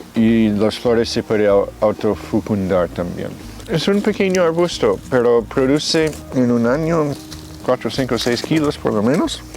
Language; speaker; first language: Spanish; non-native, fluent; English